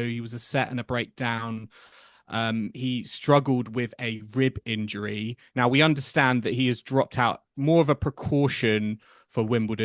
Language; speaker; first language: English; native; English